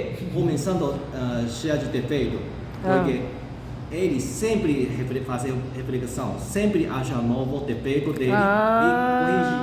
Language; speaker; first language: Portuguese; non-native, fluent; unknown